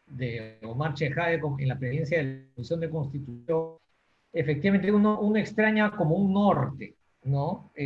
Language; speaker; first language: Spanish; native; Spanish